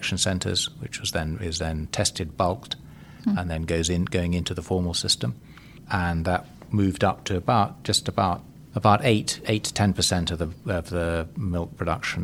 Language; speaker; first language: English; native; English